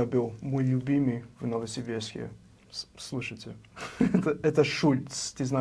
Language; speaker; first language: Russian; non-native, fluent; English